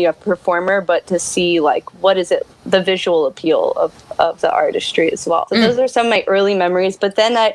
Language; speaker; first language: English; native; English